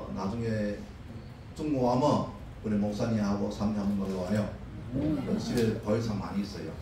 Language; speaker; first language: Korean; non-native, learner; Chinese